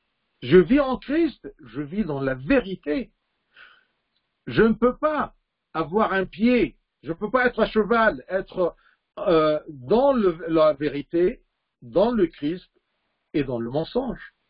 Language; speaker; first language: French; non-native, fluent; Arabic